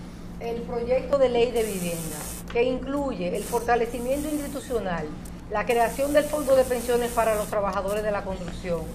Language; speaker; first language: Spanish; native; Spanish